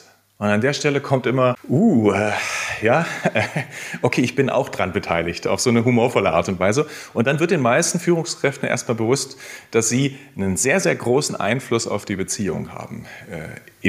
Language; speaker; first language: German; native; German